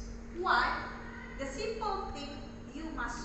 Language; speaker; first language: English; non-native, learner; Indonesian